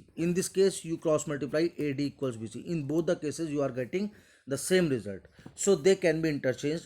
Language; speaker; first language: English; non-native, local second language; Hindi